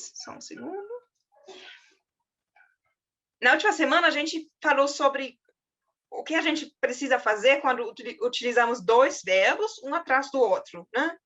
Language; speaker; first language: Portuguese; non-native, fluent; German